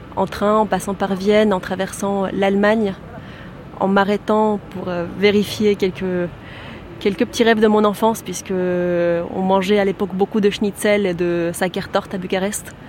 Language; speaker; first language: French; early bilingual, other home language; Romanian